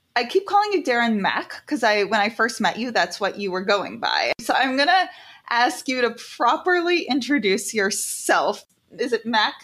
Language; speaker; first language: English; native; English